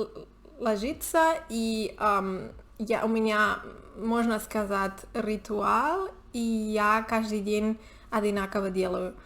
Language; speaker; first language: Russian; non-native, learner; Spanish